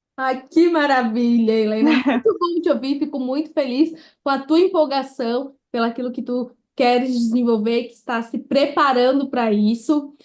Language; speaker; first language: Portuguese; native; Portuguese